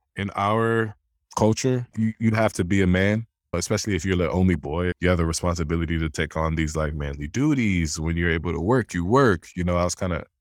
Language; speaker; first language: English; early bilingual, other home language; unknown